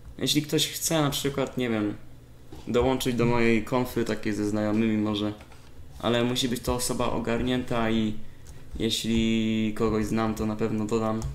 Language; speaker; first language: Polish; native; Polish